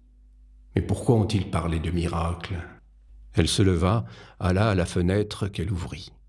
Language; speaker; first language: French; native; French